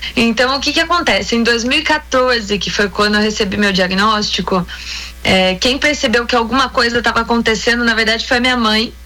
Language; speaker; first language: Portuguese; native; Portuguese